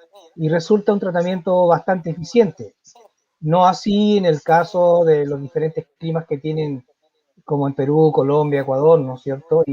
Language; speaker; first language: Spanish; native; Spanish